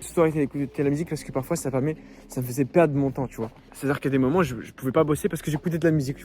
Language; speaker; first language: French; native; French